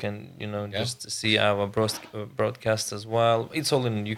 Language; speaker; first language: English; non-native, fluent; Ukrainian